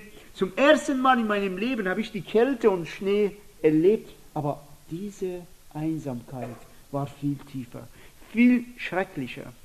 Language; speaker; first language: German; non-native, fluent; Persian